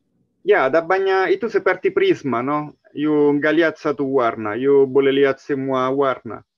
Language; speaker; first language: Indonesian; non-native, learner; Italian